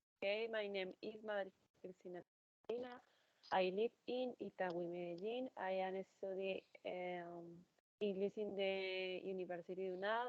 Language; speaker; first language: English; non-native, learner; Spanish